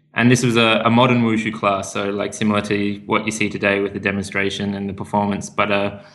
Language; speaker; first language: English; native; English